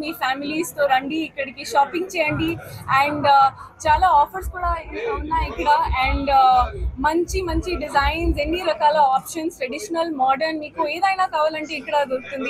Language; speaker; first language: Telugu; non-native, learner; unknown